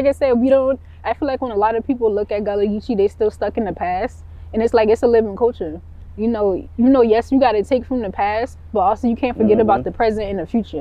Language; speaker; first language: English; early bilingual, other home language; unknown